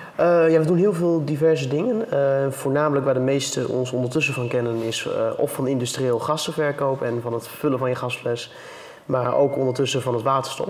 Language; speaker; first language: Dutch; native; Dutch